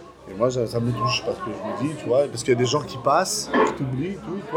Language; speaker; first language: French; native; French